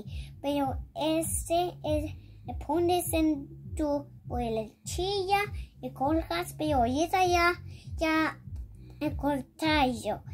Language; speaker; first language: Spanish; early bilingual, heritage; English